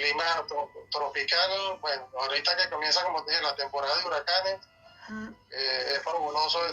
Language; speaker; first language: Spanish; native; Spanish